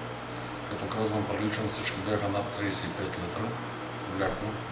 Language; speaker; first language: Bulgarian; native; Bulgarian